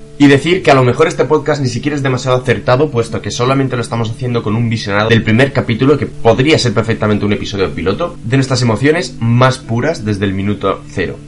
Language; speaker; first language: Spanish; native; Spanish